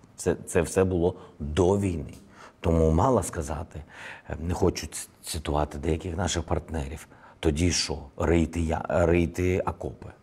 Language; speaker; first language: Ukrainian; non-native, local second language; Russian